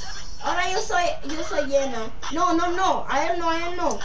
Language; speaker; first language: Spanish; early bilingual, heritage; Spanish